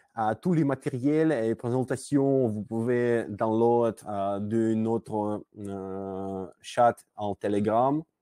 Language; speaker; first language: French; non-native, learner; Russian